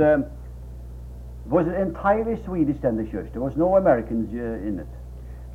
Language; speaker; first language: English; non-native, fluent; Swedish